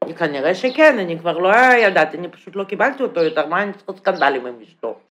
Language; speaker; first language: Hebrew; non-native, fluent; Russian